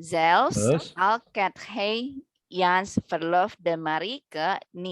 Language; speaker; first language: Dutch; non-native, learner; Indonesian